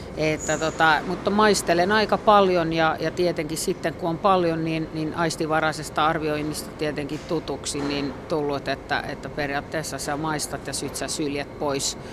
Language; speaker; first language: Finnish; non-native, local second language; Swedish